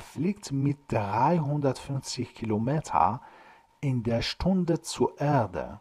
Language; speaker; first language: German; non-native, fluent; Persian